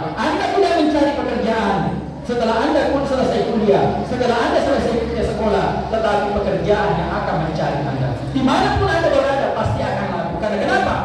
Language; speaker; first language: Indonesian; non-native, local second language; Buginese